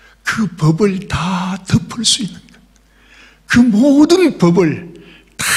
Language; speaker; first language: Korean; native; Korean